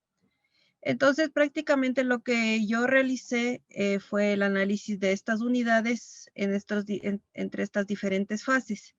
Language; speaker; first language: Spanish; native; Spanish